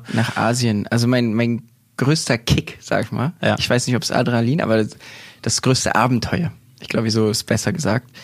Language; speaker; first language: German; native; German